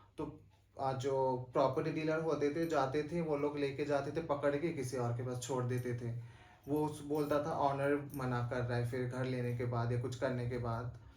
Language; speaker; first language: Hindi; non-native, local second language; Nepali